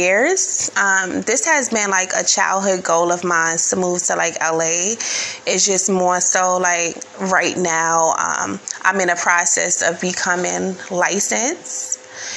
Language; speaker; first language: English; native; English